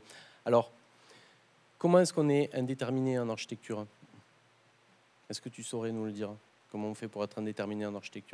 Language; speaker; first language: French; native; French